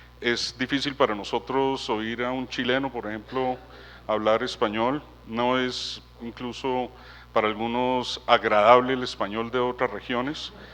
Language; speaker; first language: Spanish; native; Spanish